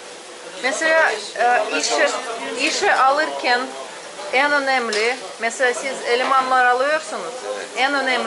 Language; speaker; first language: Turkish; non-native, learner; Russian